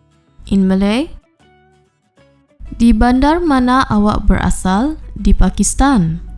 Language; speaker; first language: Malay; non-native, fluent; Urdu